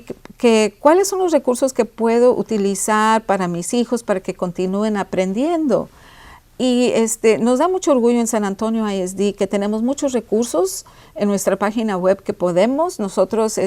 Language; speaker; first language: Spanish; early bilingual, heritage; Spanish